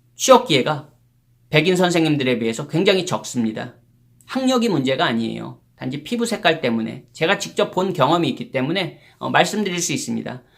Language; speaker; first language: Korean; native; Korean